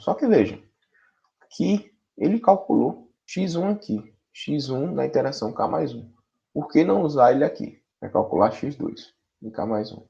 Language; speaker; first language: Portuguese; native; Portuguese